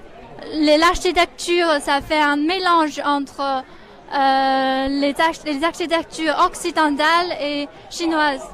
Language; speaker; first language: French; non-native, fluent; Chinese